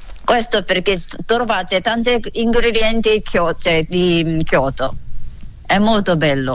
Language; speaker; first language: Italian; non-native, learner; Japanese